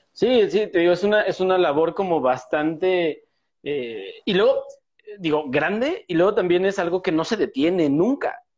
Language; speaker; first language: Spanish; native; Spanish